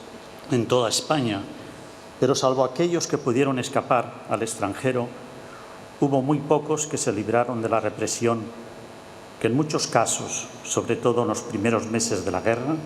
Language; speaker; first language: Spanish; native; Spanish